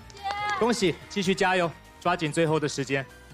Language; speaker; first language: Chinese; native; Chinese